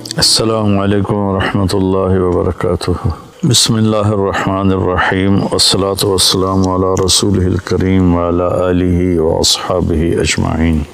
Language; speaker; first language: Urdu; non-native, local second language; Punjabi